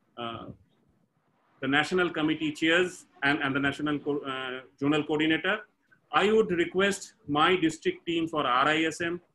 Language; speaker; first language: English; non-native, local second language; Bangla